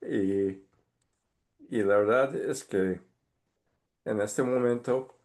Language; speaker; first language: Spanish; non-native, fluent; English